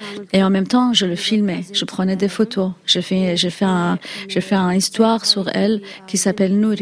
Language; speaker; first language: French; non-native, fluent; Kurdish